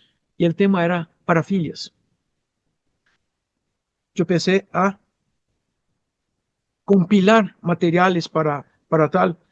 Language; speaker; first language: Spanish; non-native, fluent; Portuguese